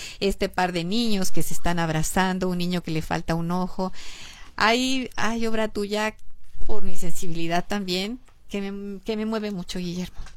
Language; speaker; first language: Spanish; native; Spanish